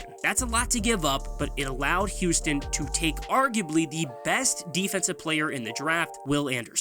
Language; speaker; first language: English; native; English